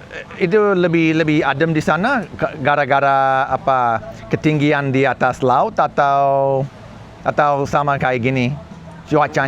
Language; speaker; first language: Indonesian; non-native, fluent; English